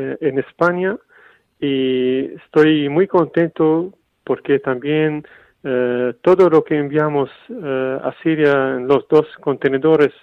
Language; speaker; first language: Spanish; non-native, fluent; Arabic